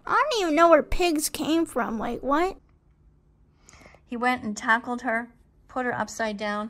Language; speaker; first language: English; native; English